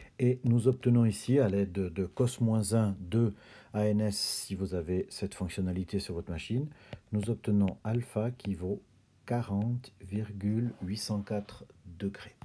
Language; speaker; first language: French; native; French